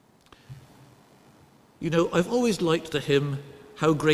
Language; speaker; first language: English; native; English